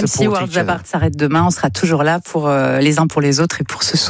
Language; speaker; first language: French; native; French